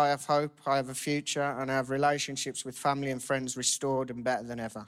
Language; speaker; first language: English; native; English